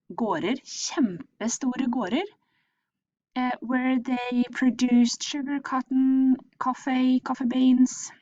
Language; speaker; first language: English; non-native, fluent; Norwegian